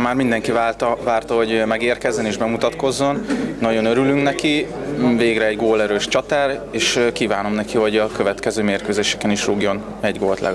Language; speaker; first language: Hungarian; native; Hungarian